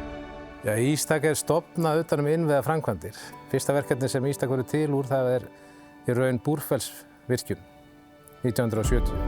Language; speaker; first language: Icelandic; native; Icelandic